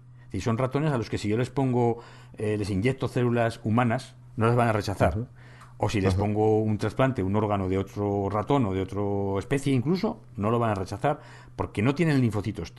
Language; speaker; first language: Spanish; native; Spanish